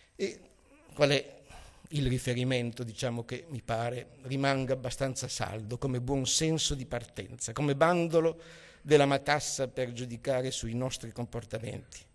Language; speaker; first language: Italian; native; Italian